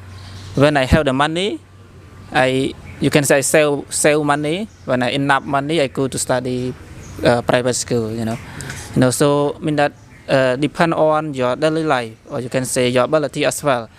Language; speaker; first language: English; non-native, learner; Khmer